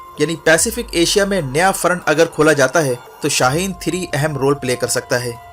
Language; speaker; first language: Urdu; native; Urdu